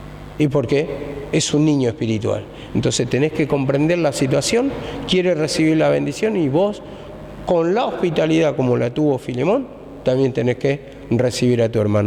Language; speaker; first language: Spanish; native; Spanish